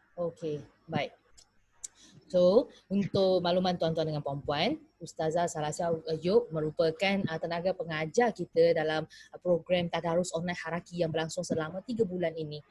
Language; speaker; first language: Malay; native; Malay